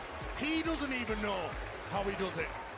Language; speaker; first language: English; native; English